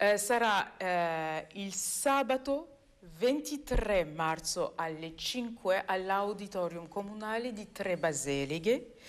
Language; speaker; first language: Italian; non-native, fluent; Armenian